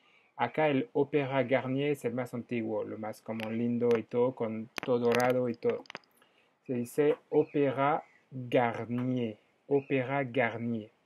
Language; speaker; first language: Spanish; non-native, fluent; French